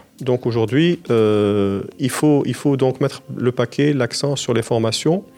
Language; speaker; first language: French; non-native, local second language; Arabic